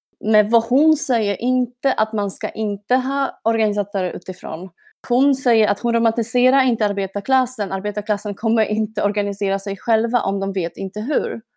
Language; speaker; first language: Swedish; non-native, fluent; Polish